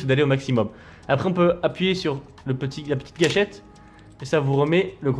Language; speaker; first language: French; native; French